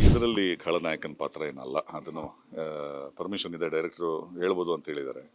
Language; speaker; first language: Kannada; native; Kannada